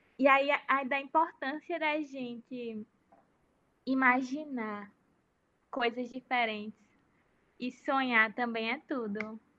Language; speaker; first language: Portuguese; native; Portuguese